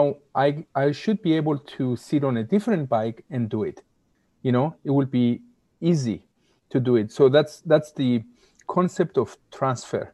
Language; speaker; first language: English; non-native, fluent; Greek